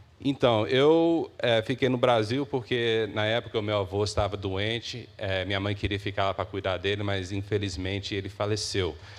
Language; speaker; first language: Portuguese; early bilingual, heritage; English